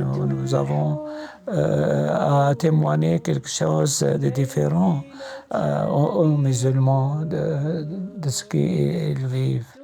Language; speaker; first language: French; non-native, fluent; Arabic